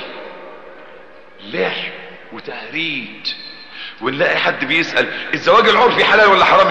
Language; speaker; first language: Arabic; native; Arabic